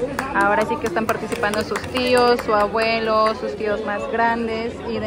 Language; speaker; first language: Spanish; native; Spanish